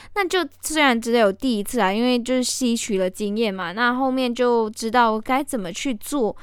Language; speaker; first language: Chinese; native; Chinese